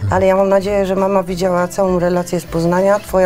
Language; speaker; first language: Polish; native; Polish